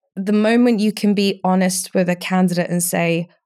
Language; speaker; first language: English; early bilingual, other home language; Romanian